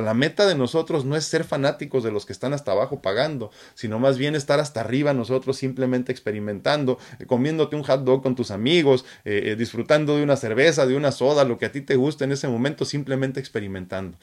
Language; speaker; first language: Spanish; native; Spanish